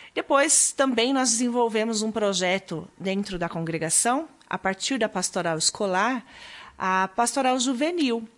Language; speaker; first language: Portuguese; native; Portuguese